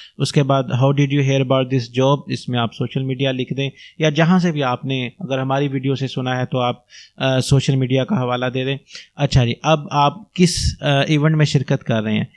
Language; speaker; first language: Hindi; non-native, local second language; Punjabi